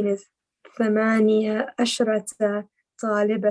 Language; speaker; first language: Arabic; non-native, learner; English